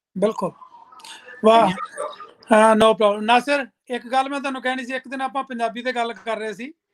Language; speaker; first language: Punjabi; native; Punjabi